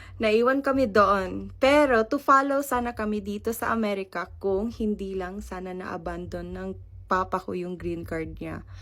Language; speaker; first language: Filipino; non-native, local second language; Cebuano